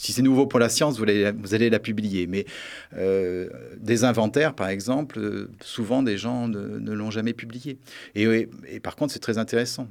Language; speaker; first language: French; native; French